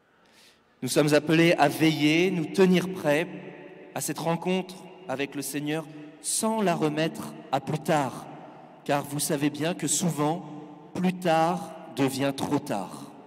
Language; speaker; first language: French; native; French